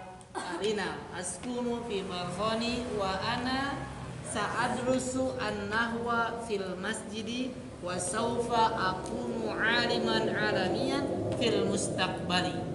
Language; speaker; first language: Arabic; non-native, learner; Indonesian